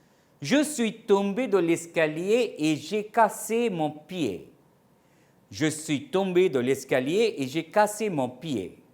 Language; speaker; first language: French; non-native, fluent; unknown